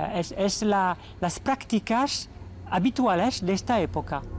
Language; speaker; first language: Spanish; non-native, fluent; French